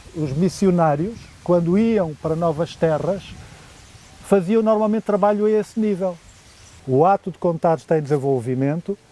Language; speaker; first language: Portuguese; native; Portuguese